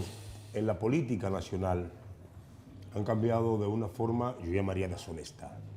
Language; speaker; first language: Spanish; native; Spanish